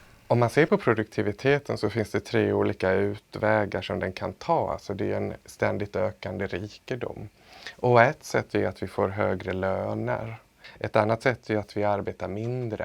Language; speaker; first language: Swedish; native; Swedish